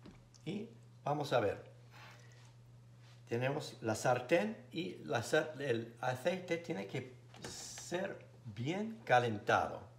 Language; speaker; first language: Spanish; non-native, fluent; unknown